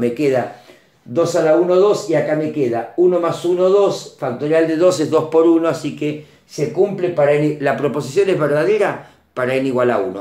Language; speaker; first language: Spanish; native; Spanish